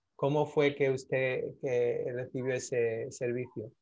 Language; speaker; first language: Spanish; native; Spanish